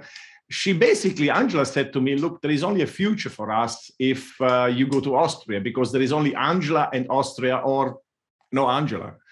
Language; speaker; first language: English; non-native, fluent; Italian